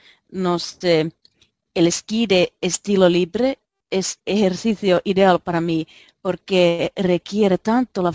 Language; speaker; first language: Spanish; non-native, learner; Finnish